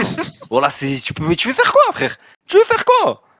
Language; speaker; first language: French; native; French